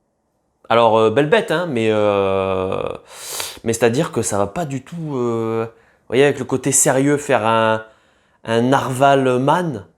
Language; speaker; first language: French; native; French